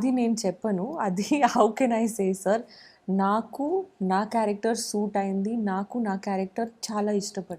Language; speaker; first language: Telugu; non-native, learner; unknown